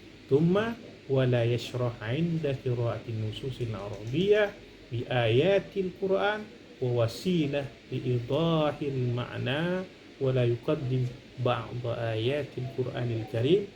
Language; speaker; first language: Arabic; non-native, fluent; Indonesian